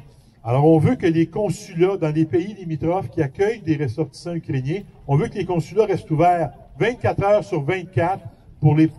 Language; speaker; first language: French; native; French